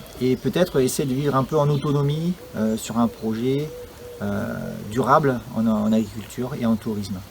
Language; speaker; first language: French; native; French